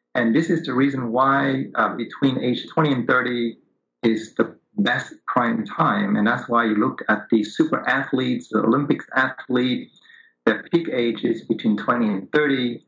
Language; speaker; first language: English; early bilingual, other home language; Vietnamese